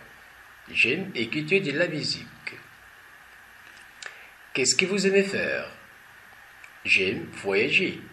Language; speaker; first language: French; non-native, fluent; Portuguese